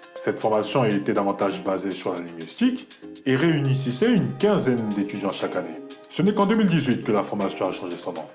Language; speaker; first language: French; native; French